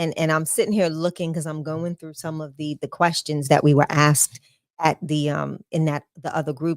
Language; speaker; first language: English; native; English